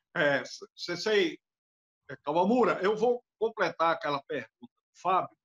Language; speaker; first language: Portuguese; native; Portuguese